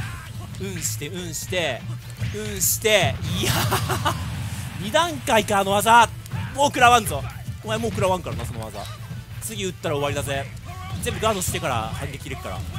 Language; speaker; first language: Japanese; native; Japanese